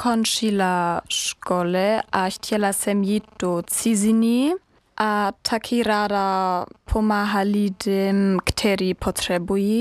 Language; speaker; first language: Czech; non-native, learner; German